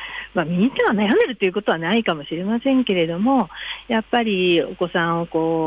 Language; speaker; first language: Japanese; native; Japanese